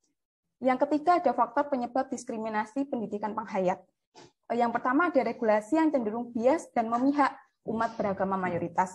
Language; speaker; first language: Indonesian; native; Indonesian